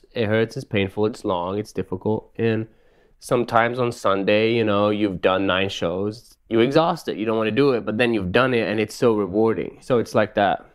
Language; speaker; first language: English; non-native, fluent; Swedish